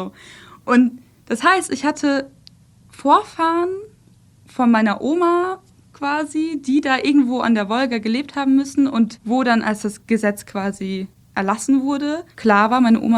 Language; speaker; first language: German; early bilingual, other home language; Russian